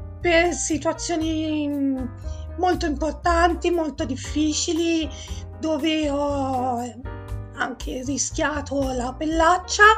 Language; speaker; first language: Italian; native; Italian